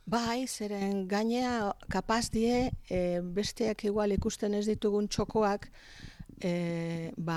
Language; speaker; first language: Basque; native; Basque